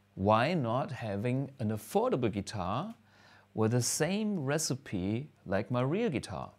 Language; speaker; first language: English; non-native, fluent; German